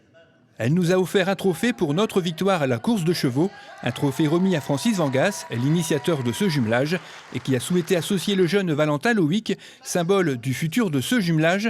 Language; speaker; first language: French; native; French